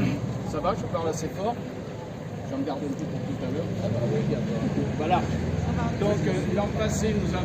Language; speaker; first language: French; native; French